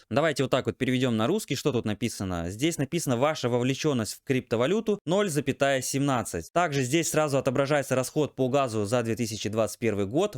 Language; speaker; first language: Russian; native; Russian